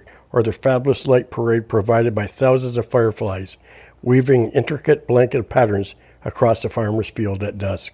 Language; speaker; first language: English; native; English